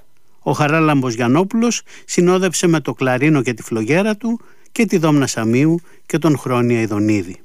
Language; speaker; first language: Greek; native; Greek